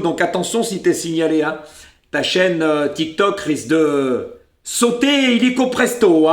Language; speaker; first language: French; native; French